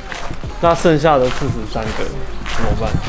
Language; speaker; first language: Chinese; native; Chinese